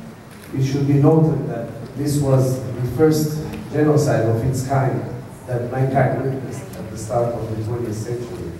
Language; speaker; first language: English; non-native, fluent; Armenian